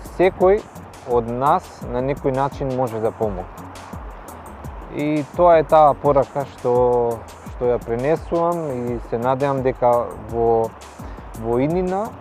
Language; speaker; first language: Macedonian; non-native, local second language; Albanian